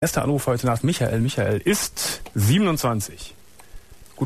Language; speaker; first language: German; native; German